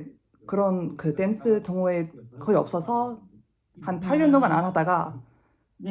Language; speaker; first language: Korean; non-native, fluent; English